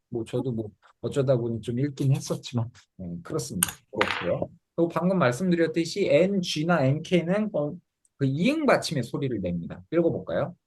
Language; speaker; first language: Korean; native; Korean